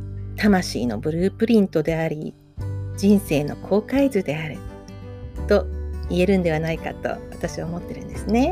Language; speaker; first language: Japanese; native; Japanese